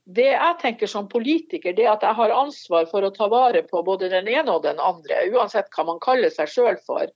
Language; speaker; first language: Norwegian; native; Norwegian